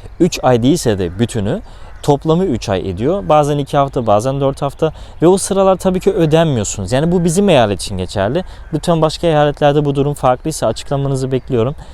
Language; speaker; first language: Turkish; early bilingual, heritage; Turkish